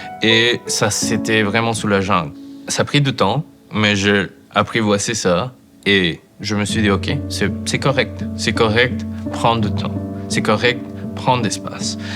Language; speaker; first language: French; non-native, fluent; Spanish